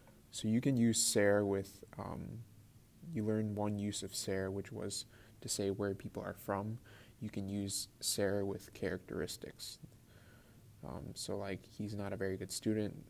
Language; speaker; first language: English; native; English